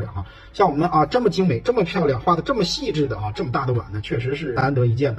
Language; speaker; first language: Chinese; native; Chinese